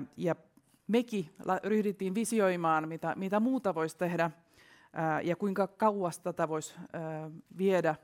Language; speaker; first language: Finnish; non-native, fluent; Russian